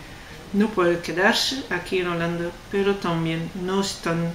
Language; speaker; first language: Spanish; non-native, fluent; Dutch